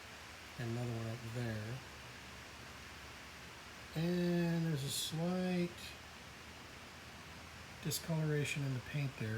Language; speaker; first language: English; native; English